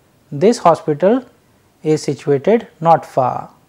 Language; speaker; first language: English; non-native, local second language; Hindi